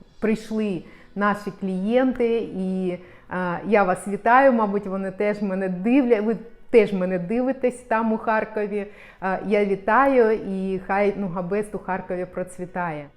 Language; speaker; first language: Ukrainian; non-native, local second language; Russian